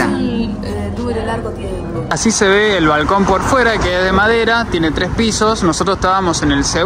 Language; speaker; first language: Spanish; native; Spanish